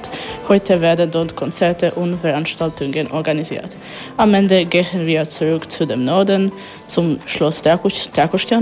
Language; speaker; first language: German; non-native, learner; Croatian